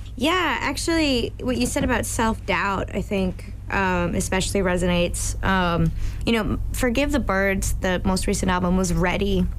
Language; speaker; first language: English; native; English